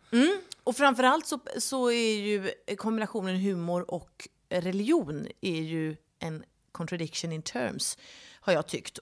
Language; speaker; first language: Swedish; native; Swedish